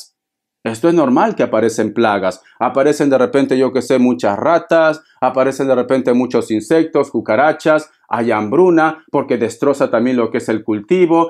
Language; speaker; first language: Spanish; native; Spanish